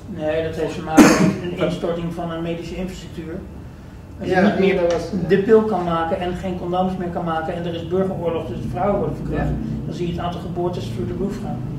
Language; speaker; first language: Dutch; native; Dutch